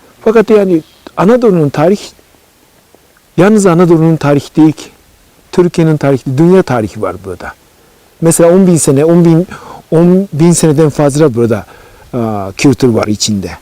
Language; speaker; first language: Turkish; non-native, fluent; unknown